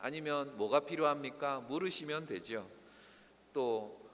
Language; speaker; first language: Korean; native; Korean